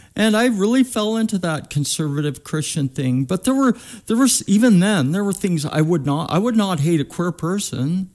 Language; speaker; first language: English; native; English